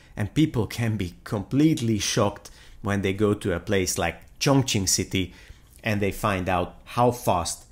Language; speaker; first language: English; non-native, fluent; Hungarian